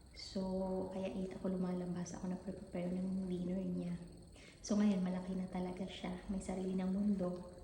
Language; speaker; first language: Filipino; native; Filipino